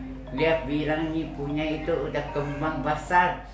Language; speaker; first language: Indonesian; non-native, local second language; Hakka Chinese